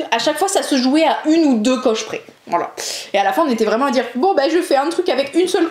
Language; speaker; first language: French; native; French